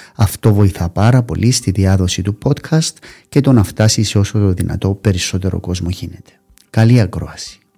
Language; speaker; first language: Greek; native; Greek